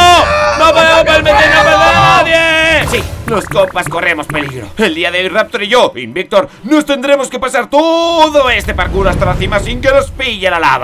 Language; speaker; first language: Spanish; native; Spanish